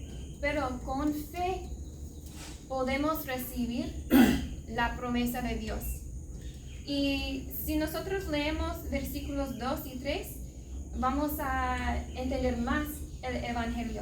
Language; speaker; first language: Spanish; non-native, learner; English